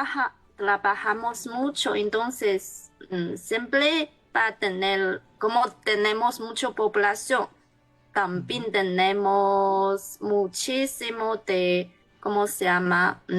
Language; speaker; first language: Spanish; non-native, learner; Chinese